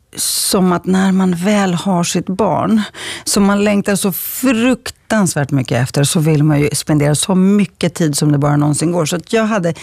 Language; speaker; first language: Swedish; early bilingual, other home language; Greek